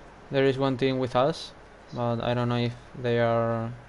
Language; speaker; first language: English; non-native, learner; Spanish